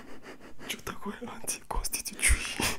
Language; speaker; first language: Russian; non-native, learner; French